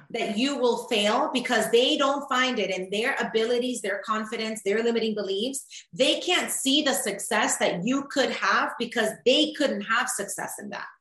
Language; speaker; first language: English; early bilingual, other home language; Spanish